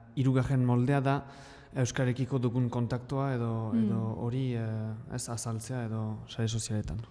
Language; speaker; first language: Basque; native; Basque